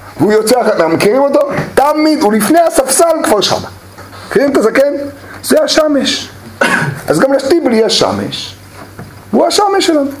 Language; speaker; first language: Hebrew; native; Hebrew